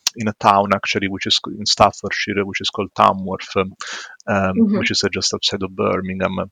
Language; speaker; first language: English; non-native, fluent; Italian